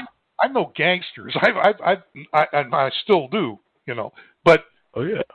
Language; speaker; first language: English; native; English